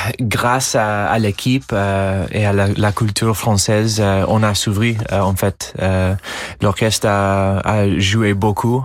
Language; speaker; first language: French; non-native, fluent; English